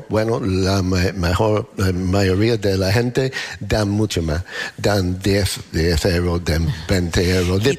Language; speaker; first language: Spanish; non-native, learner; English